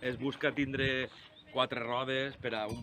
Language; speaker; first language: Catalan; native; Catalan